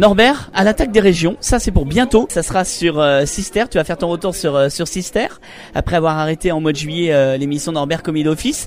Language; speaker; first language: French; native; French